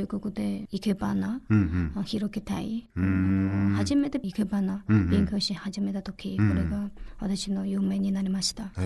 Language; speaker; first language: Japanese; non-native, learner; Chinese